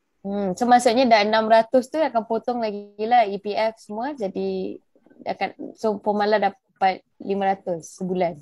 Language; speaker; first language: Malay; native; Malay